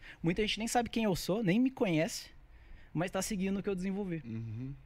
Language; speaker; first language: Portuguese; native; Portuguese